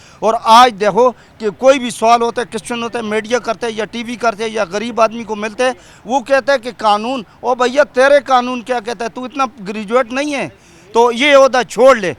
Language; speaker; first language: Urdu; non-native, local second language; Pashto